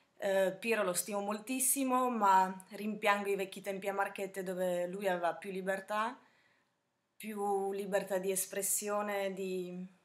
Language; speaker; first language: Italian; non-native, fluent; Slovak